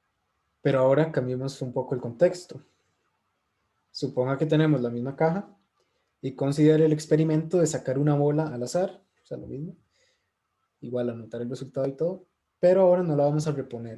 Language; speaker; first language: Spanish; native; Spanish